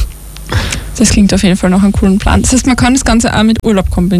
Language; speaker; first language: German; native; German